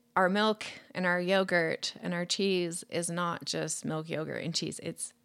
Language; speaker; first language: English; native; English